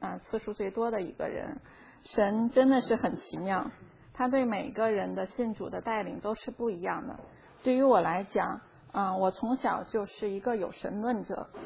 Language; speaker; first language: Chinese; native; Chinese